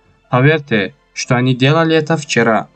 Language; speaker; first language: Russian; non-native, local second language; Tajik